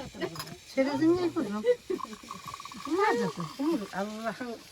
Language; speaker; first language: Turkish; native; Turkish